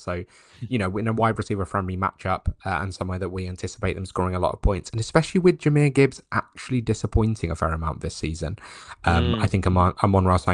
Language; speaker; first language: English; native; English